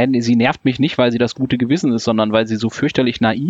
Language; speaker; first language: German; native; German